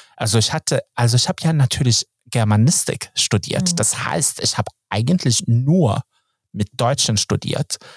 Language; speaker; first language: German; non-native, fluent; Swedish